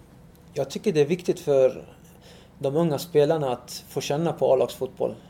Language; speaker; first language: Swedish; early bilingual, other home language; Arabic